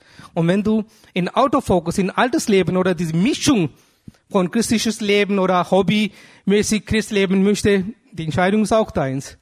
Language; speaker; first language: German; non-native, fluent; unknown